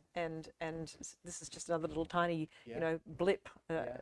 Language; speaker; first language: English; native; English